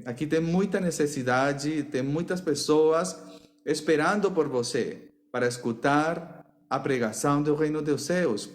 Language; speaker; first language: Portuguese; non-native, fluent; Spanish